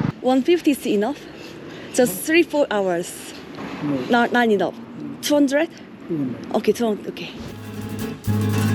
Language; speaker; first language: English; non-native, learner; Korean